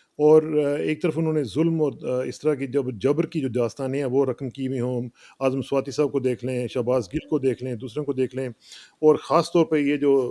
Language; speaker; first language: Urdu; non-native, local second language; Punjabi